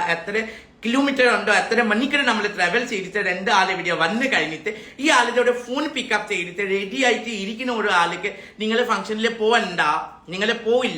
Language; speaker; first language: Malayalam; non-native, learner; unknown